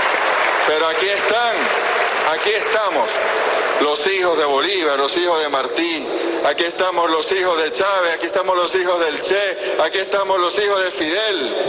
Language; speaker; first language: Spanish; native; Spanish